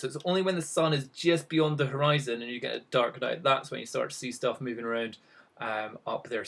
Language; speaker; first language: English; native; English